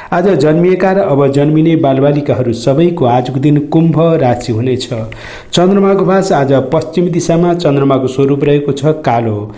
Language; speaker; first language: Nepali; native; Nepali